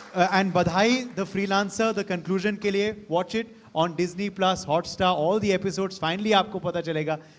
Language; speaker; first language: Hindi; native; Hindi